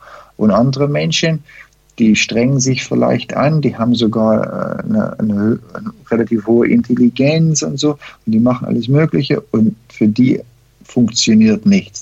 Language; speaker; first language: German; early bilingual, heritage; German